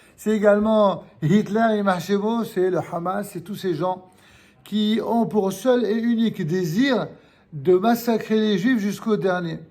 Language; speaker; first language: French; native; French